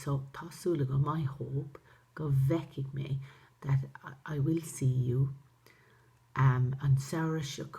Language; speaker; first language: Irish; non-native, local second language; English